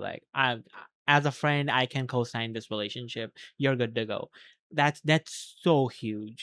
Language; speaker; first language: English; native; English